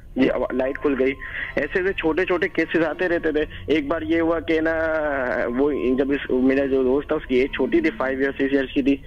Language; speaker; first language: Urdu; native; Urdu